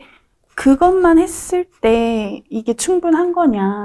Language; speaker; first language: Korean; native; Korean